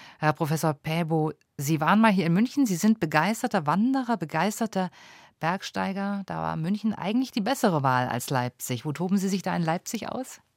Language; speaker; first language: German; native; German